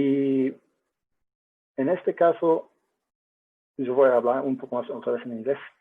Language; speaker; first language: Spanish; non-native, learner; German